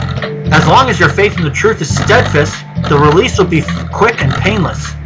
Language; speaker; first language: English; native; English